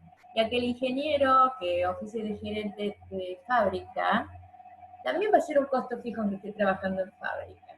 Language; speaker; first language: Spanish; native; Spanish